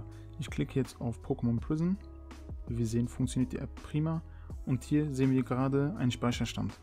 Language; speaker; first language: German; native; German